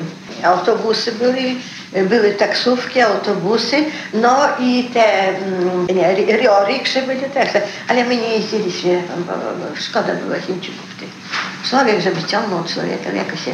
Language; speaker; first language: Polish; early bilingual, heritage; Polish